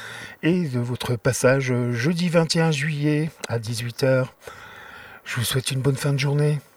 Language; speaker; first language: French; native; French